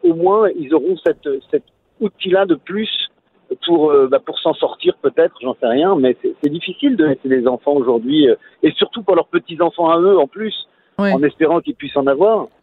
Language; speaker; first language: French; native; French